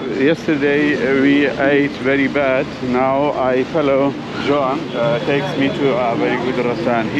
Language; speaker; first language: English; non-native, learner; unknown